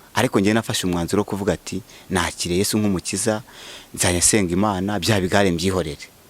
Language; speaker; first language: Kinyarwanda; native; Kinyarwanda